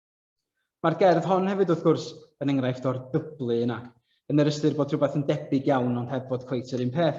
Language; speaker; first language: Welsh; native; Welsh